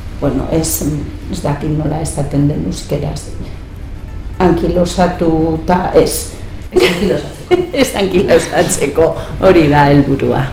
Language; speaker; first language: Basque; non-native, learner; Spanish